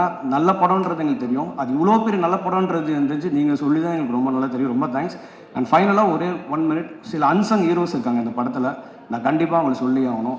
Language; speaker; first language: Tamil; native; Tamil